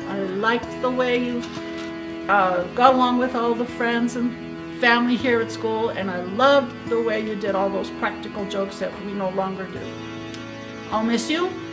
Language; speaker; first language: English; native; English